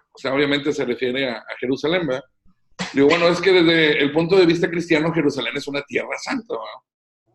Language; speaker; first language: Spanish; native; Spanish